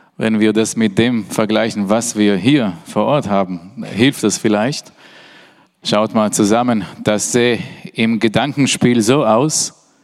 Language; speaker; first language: German; non-native, fluent; Hebrew